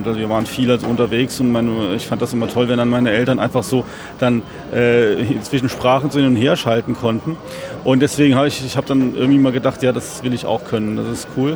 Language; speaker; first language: German; native; German